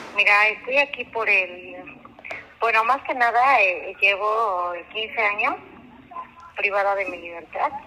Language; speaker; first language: Spanish; non-native, local second language; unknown